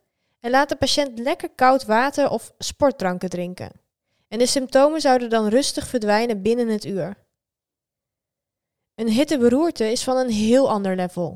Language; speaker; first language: Dutch; native; Dutch